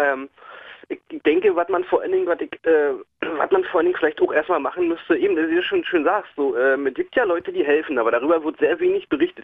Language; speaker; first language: German; native; German